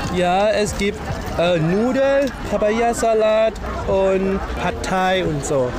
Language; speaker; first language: German; non-native, learner; Thai